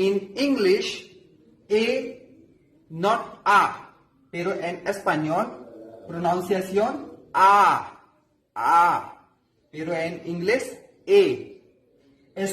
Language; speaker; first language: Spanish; non-native, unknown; Hindi